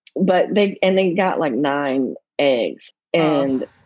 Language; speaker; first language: English; native; English